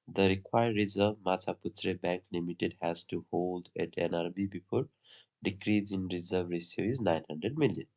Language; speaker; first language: English; non-native, local second language; Nepali